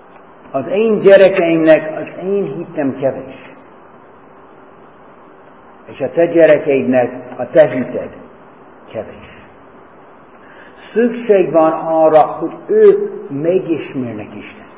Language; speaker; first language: Hungarian; non-native, fluent; English